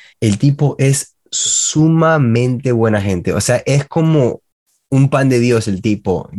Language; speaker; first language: Spanish; early bilingual, heritage; Spanish